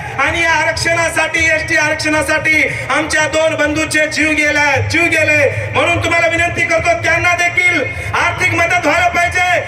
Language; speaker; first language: Marathi; non-native, local second language; Lambadi